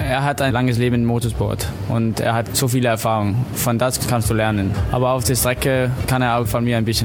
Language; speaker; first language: German; non-native, learner; Danish